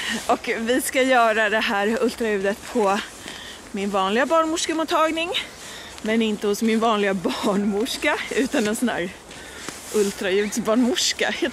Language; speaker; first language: Swedish; native; Swedish